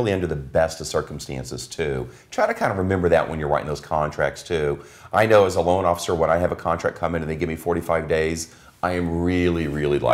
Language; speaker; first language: English; native; English